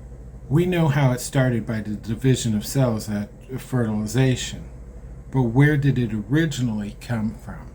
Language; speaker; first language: English; native; English